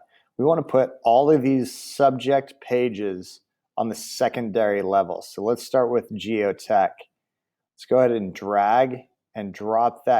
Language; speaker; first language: English; native; English